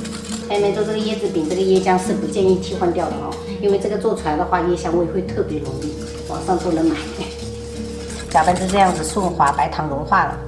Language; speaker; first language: Chinese; native; Chinese